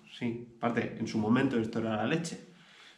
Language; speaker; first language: Spanish; native; Spanish